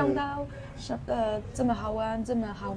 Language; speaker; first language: Chinese; non-native, learner; French